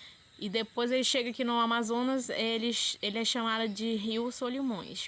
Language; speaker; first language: Portuguese; native; Portuguese